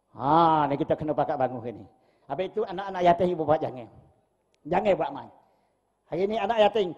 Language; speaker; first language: Malay; native; Malay